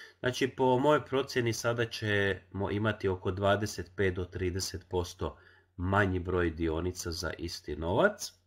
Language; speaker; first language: Croatian; non-native, local second language; Hungarian